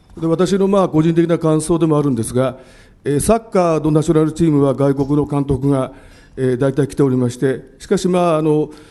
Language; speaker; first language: Japanese; native; Japanese